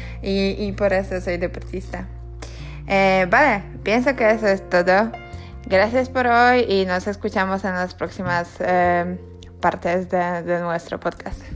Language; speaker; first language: Spanish; non-native, learner; Polish